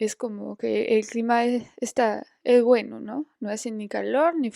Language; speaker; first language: Spanish; non-native, fluent; French